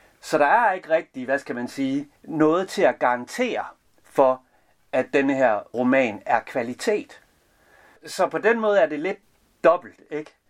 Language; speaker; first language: Danish; early bilingual, other home language; Serbian